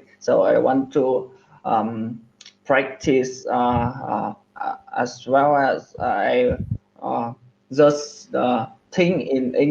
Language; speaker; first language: English; non-native, learner; Vietnamese